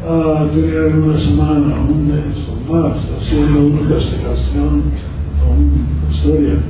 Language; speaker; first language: Spanish; non-native, learner; English